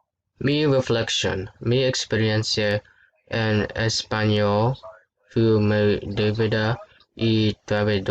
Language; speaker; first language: Spanish; non-native, learner; English